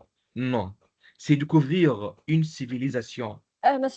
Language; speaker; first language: French; non-native, local second language; Arabic